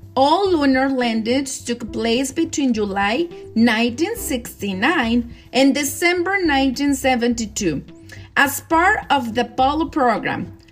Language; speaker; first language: English; non-native, learner; Spanish